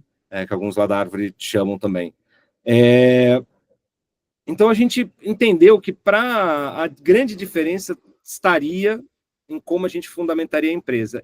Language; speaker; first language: Portuguese; native; Portuguese